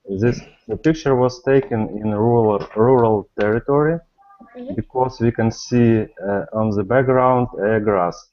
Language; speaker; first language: English; non-native, learner; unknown